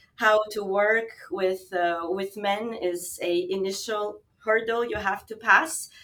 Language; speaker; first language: English; non-native, fluent; Albanian